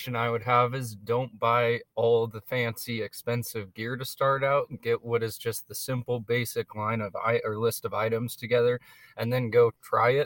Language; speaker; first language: English; native; English